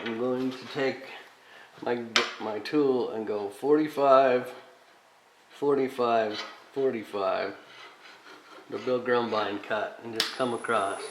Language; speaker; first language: English; native; English